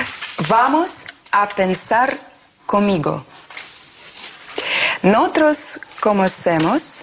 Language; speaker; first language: Spanish; non-native, learner; Russian